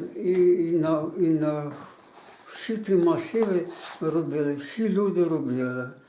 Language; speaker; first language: Ukrainian; native; Ukrainian